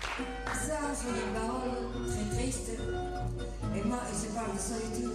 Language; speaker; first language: French; non-native, fluent; Portuguese